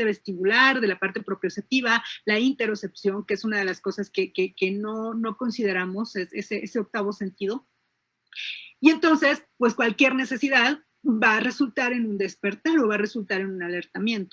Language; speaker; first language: Spanish; native; Spanish